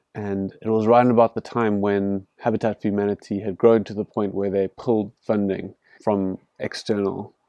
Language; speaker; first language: English; native; English